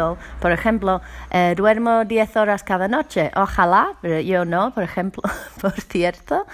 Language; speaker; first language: Spanish; non-native, fluent; English